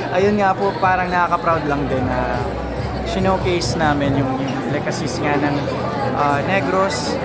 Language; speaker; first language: Filipino; non-native, local second language; Cebuano